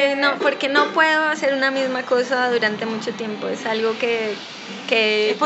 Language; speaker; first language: Spanish; native; Spanish